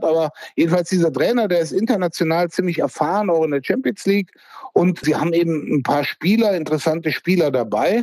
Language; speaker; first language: German; native; German